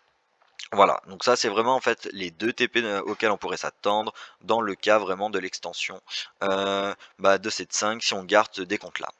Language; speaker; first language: French; native; French